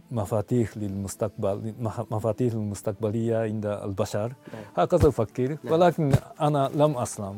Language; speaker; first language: Arabic; non-native, fluent; Japanese